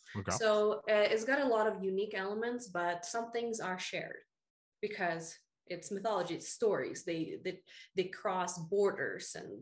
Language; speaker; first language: English; early bilingual, other home language; Russian